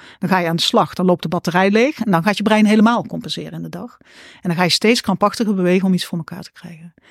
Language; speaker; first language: Dutch; native; Dutch